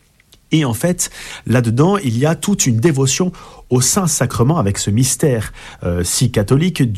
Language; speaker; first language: French; native; French